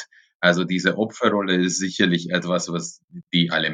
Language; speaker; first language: German; non-native, fluent; Hungarian